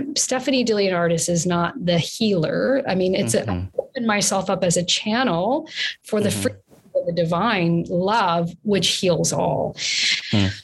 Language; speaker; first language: English; early bilingual, other home language; Spanish